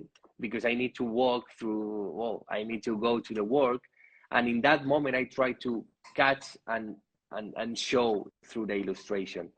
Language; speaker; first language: English; non-native, learner; Spanish